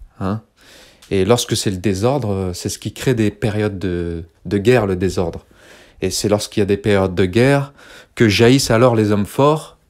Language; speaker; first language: French; early bilingual, other home language; Kabyle